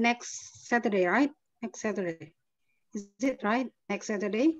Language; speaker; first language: English; non-native, fluent; Indonesian